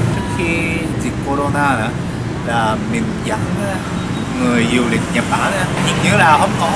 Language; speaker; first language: Vietnamese; non-native, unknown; Japanese